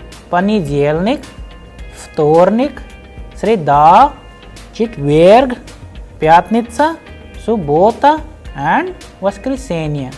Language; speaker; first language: Russian; non-native, fluent; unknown